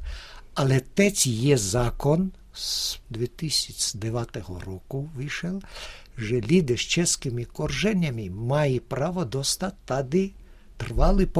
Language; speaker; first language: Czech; early bilingual, heritage; Czech